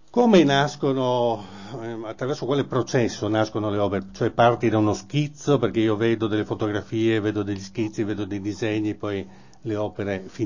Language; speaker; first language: Italian; native; Italian